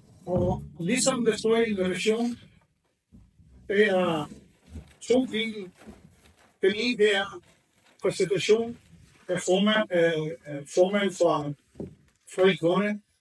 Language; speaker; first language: Danish; non-native, fluent; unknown